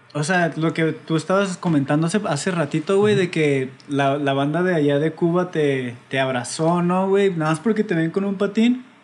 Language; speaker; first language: Spanish; native; Spanish